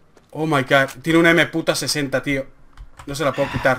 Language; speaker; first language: Spanish; native; Spanish